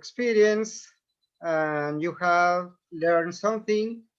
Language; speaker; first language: English; non-native, fluent; Spanish